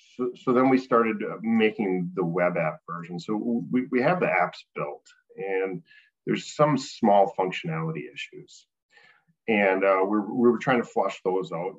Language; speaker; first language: English; native; English